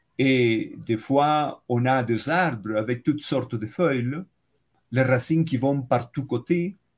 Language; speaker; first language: French; non-native, fluent; Spanish